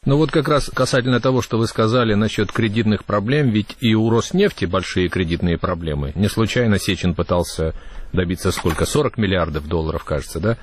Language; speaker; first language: Russian; native; Russian